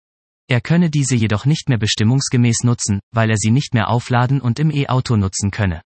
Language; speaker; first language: German; native; German